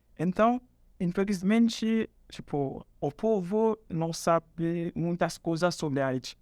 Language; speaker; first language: Portuguese; non-native, fluent; Haitian Creole